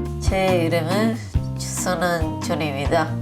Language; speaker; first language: Korean; non-native, learner; Sinhala